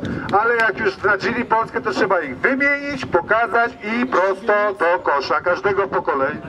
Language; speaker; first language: Polish; native; Polish